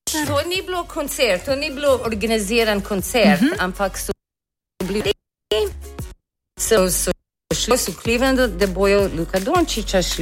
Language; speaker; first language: Slovenian; early bilingual, heritage; Slovenian